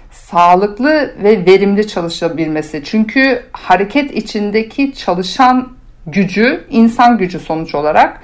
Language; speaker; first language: Turkish; early bilingual, heritage; Turkish